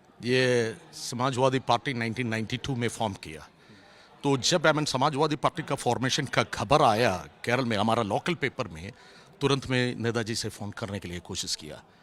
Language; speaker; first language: Hindi; non-native, local second language; Malayalam